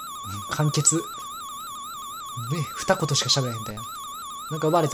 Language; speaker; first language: Japanese; native; Japanese